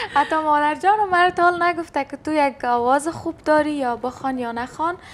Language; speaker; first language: Persian; non-native, local second language; Turkmen